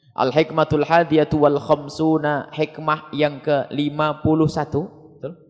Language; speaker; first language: Indonesian; non-native, local second language; Javanese